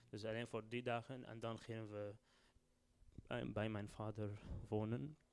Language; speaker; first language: Dutch; non-native, learner; Arabic